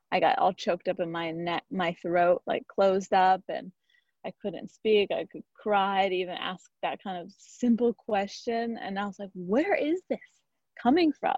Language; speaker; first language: English; native; English